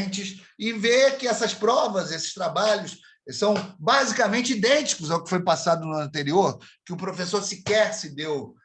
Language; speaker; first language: Portuguese; native; Portuguese